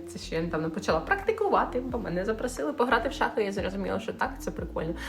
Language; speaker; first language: Ukrainian; native; Ukrainian